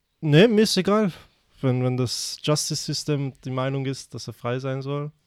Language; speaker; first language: German; early bilingual, other home language; Persian